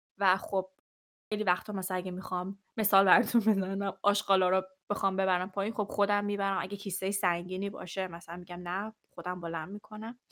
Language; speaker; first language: Persian; native; Persian